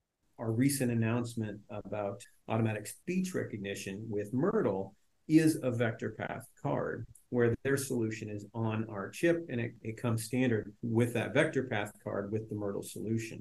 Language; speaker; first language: English; native; English